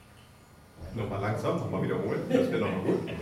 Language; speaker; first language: German; native; German